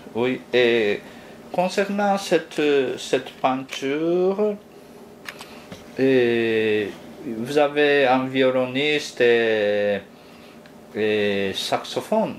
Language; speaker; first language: French; non-native, fluent; Japanese